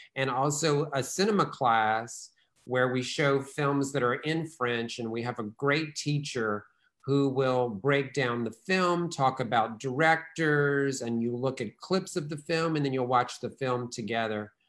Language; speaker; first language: English; native; English